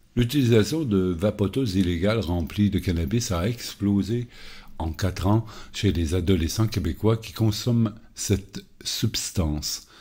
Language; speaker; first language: French; native; French